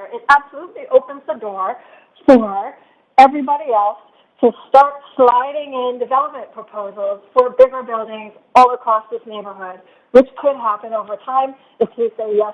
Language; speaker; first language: English; native; English